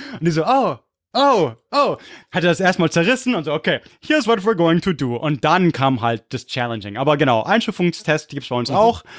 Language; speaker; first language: German; non-native, fluent; English